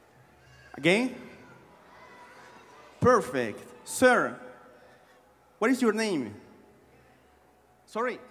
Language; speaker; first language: English; non-native, learner; Spanish